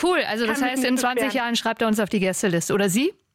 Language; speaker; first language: German; native; German